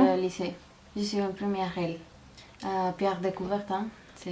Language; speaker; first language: French; non-native, learner; Spanish